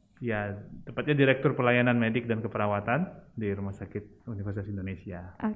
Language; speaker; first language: Indonesian; native; Indonesian